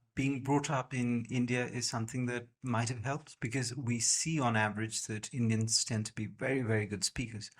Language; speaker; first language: English; non-native, local second language; Nepali